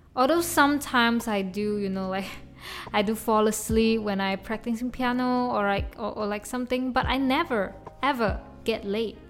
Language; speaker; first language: English; non-native, local second language; Chinese